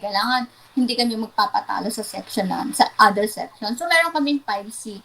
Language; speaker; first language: Filipino; non-native, local second language; Waray